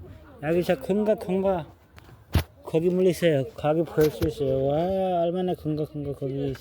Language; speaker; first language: Korean; non-native, learner; Nepali